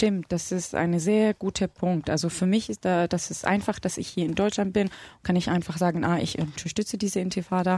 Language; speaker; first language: German; non-native, fluent; Arabic